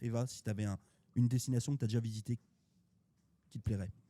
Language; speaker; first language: French; native; French